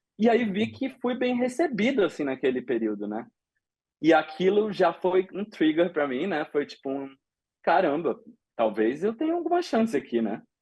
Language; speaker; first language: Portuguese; native; Portuguese